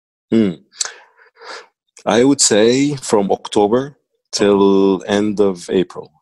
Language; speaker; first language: English; non-native, fluent; Arabic